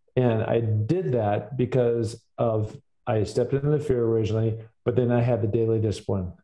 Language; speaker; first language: English; native; English